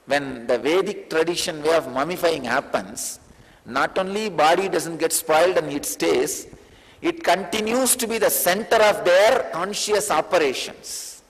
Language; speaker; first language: English; non-native, local second language; Tamil